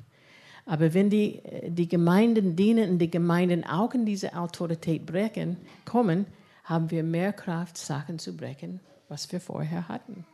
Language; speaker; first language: German; non-native, fluent; English